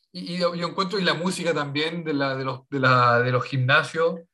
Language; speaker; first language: Spanish; native; Spanish